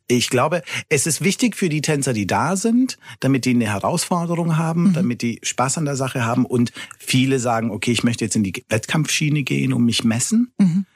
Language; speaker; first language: German; early bilingual, other home language; Italian